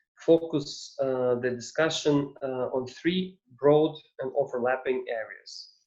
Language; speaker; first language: English; non-native, fluent; Ukrainian